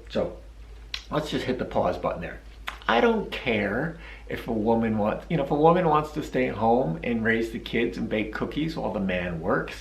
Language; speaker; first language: English; native; English